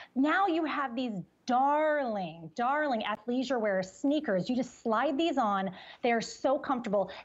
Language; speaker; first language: English; native; English